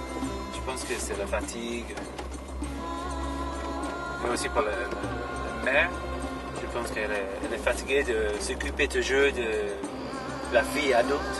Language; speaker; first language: French; non-native, fluent; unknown